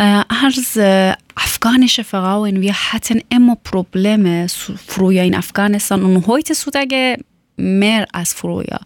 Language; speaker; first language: German; non-native, learner; Persian